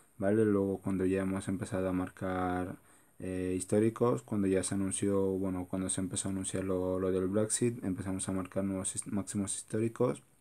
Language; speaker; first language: Spanish; native; Spanish